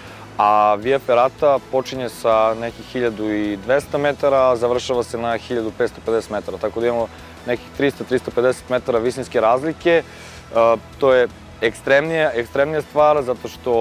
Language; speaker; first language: Croatian; native; Croatian